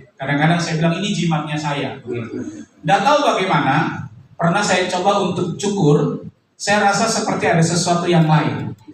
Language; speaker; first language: Indonesian; native; Indonesian